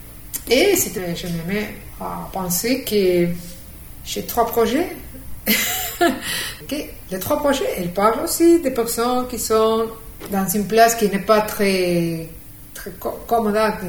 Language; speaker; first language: French; non-native, fluent; Spanish